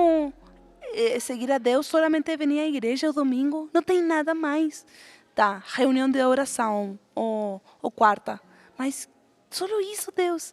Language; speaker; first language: Portuguese; non-native, fluent; Spanish